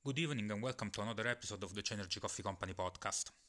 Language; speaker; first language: English; non-native, fluent; Italian